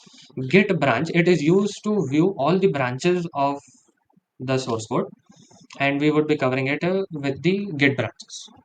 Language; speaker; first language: English; non-native, local second language; Hindi